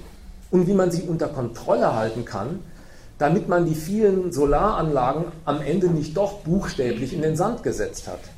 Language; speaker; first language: German; native; German